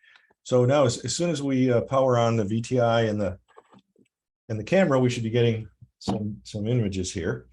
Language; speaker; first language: English; native; English